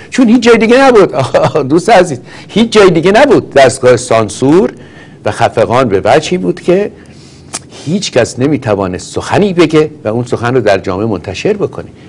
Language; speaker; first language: Persian; native; Persian